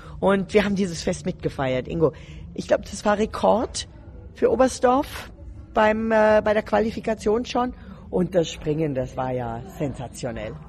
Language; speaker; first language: German; native; German